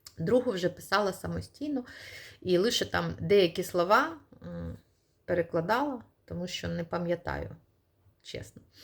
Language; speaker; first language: Ukrainian; non-native, local second language; Russian